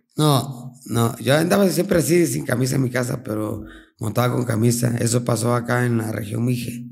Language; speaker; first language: Spanish; native; Spanish